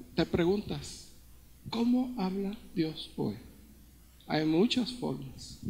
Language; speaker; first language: Spanish; early bilingual, heritage; Spanish